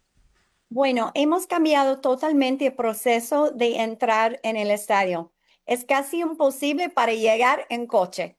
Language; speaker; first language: Spanish; non-native, fluent; English